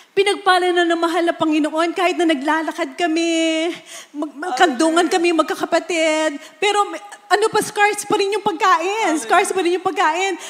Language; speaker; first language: Filipino; native; Filipino